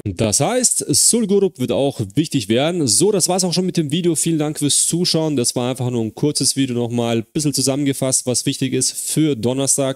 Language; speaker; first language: German; native; German